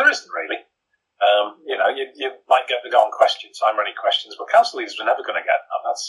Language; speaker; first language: English; native; English